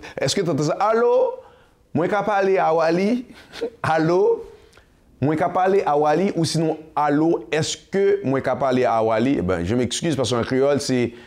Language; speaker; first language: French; non-native, local second language; Haitian Creole